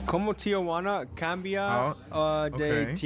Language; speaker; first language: Spanish; non-native, learner; English